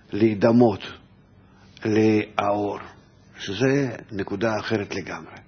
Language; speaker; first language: Hebrew; non-native, fluent; Russian